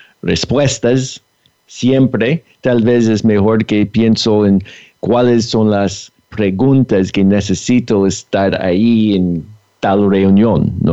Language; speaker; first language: Spanish; non-native, fluent; English